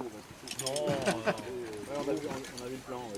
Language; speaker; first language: French; native; French